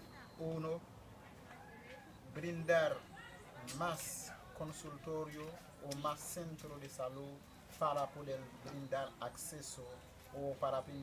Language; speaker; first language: Spanish; non-native, fluent; Haitian Creole